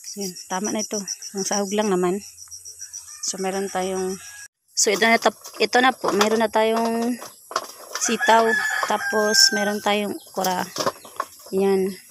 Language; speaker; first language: Filipino; non-native, local second language; Cebuano